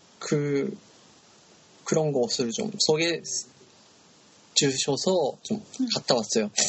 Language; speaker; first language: Korean; non-native, learner; Japanese